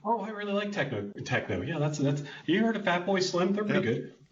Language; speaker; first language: English; native; English